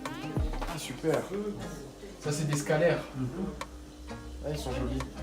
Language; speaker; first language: French; native; French